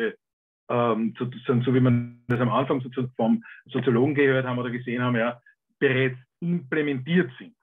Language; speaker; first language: German; native; German